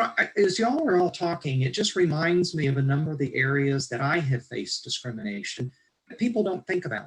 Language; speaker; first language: English; native; English